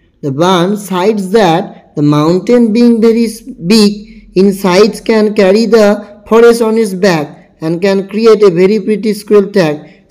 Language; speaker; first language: English; non-native, local second language; Bangla